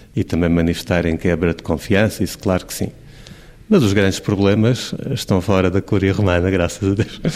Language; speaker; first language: Portuguese; native; Portuguese